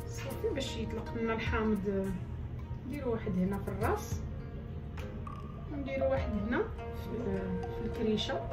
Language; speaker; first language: Arabic; native; Arabic